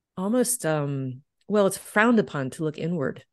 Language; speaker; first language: English; native; English